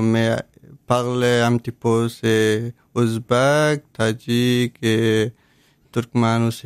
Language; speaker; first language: French; non-native, learner; Persian